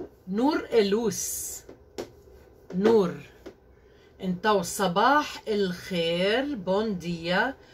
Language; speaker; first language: Portuguese; non-native, learner; Arabic